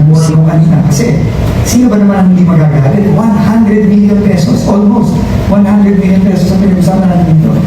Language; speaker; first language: Filipino; native; Filipino